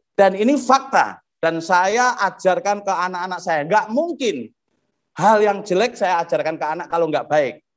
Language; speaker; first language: Indonesian; non-native, local second language; Javanese